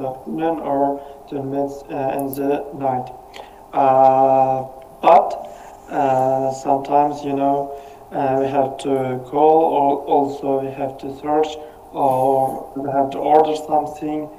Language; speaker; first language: English; non-native, learner; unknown